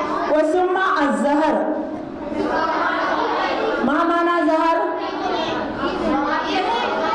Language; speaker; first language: Arabic; non-native, learner; Urdu